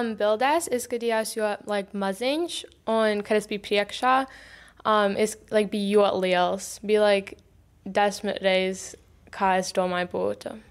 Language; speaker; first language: Latvian; early bilingual, heritage; English